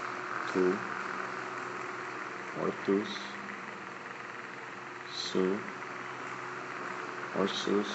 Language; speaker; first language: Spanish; non-native, fluent; English